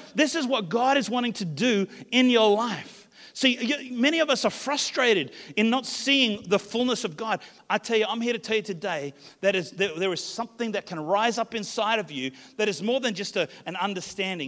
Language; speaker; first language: English; native; English